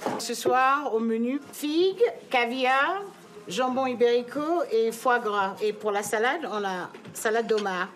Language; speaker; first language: French; early bilingual, other home language; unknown